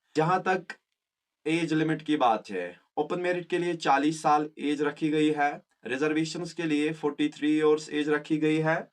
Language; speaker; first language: Hindi; non-native, local second language; Kashmiri